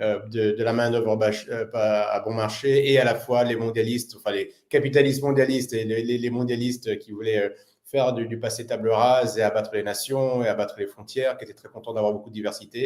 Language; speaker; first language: French; native; French